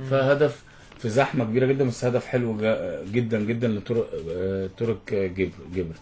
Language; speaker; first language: Arabic; native; Arabic